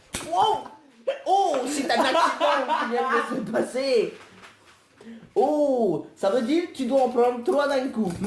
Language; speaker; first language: French; native; French